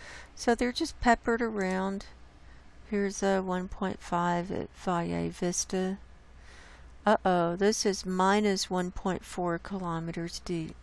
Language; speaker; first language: English; native; English